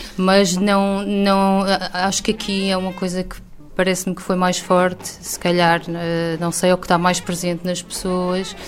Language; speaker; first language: Portuguese; native; Portuguese